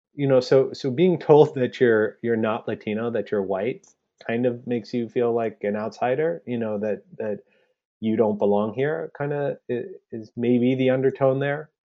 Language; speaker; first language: English; early bilingual, other home language; Spanish